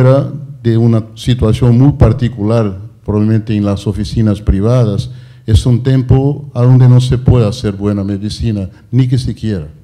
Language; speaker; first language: Spanish; non-native, fluent; Portuguese